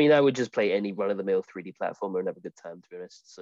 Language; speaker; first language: English; native; English